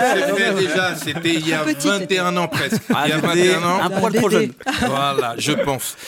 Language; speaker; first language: French; non-native, fluent; Portuguese